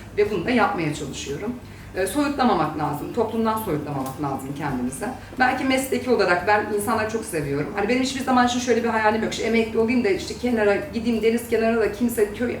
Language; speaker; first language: Turkish; early bilingual, heritage; Turkish